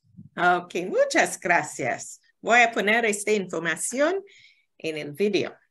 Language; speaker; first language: Spanish; non-native, learner; English